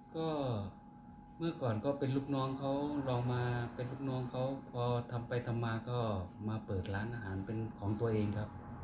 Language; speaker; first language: Thai; native; Thai